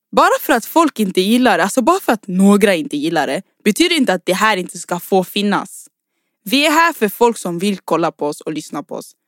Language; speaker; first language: Swedish; early bilingual, other home language; Rundi